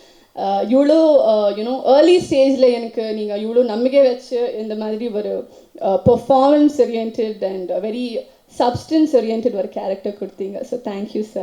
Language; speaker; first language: Tamil; non-native, local second language; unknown